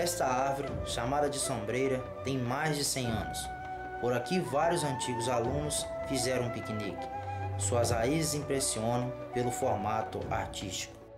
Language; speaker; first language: Portuguese; native; Portuguese